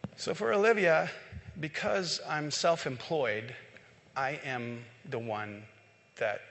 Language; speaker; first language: English; non-native, local second language; Filipino